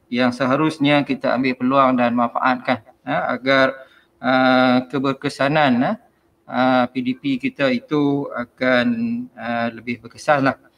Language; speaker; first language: Malay; native; Malay